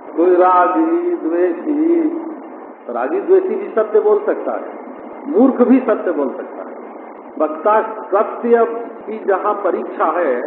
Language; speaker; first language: Hindi; native; Hindi